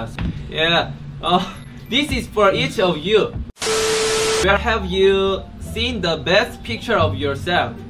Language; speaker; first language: English; non-native, fluent; Korean